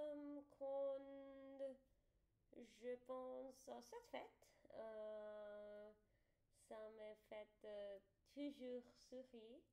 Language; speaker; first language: French; non-native, learner; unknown